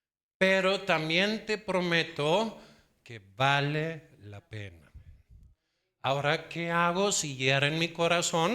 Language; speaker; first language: Spanish; non-native, fluent; Danish